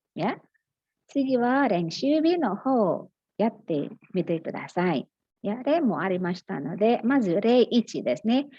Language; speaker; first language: Japanese; non-native, fluent; Indonesian